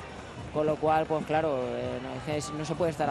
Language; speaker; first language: Spanish; native; Spanish